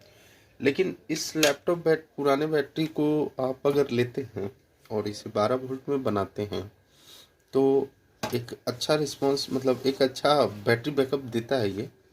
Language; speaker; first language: Hindi; native; Hindi